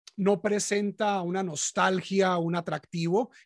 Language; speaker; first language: Spanish; native; Spanish